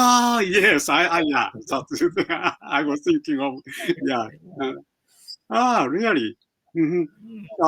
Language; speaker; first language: English; non-native, fluent; Japanese